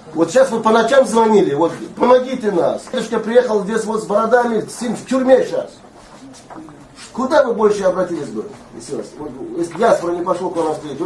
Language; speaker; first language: Russian; non-native, fluent; Tajik